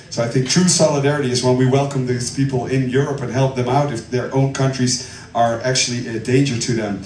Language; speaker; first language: English; non-native, fluent; Dutch